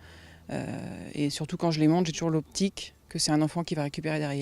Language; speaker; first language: French; native; French